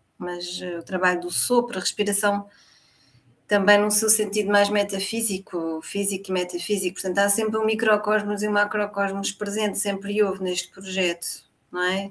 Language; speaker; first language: Portuguese; native; Portuguese